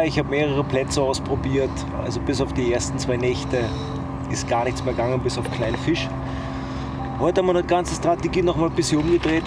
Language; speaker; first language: German; native; German